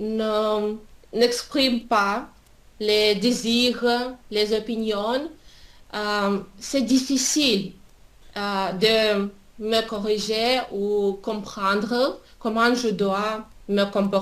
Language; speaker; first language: French; non-native, learner; Russian